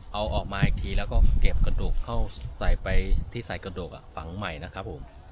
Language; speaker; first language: Thai; non-native, fluent; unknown